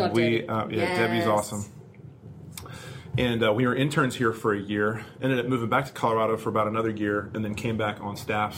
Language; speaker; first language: English; native; English